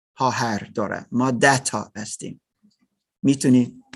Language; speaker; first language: Persian; non-native, learner; German